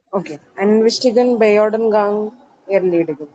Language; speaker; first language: German; non-native, learner; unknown